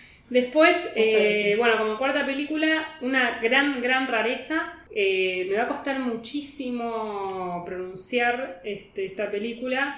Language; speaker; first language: Spanish; native; Spanish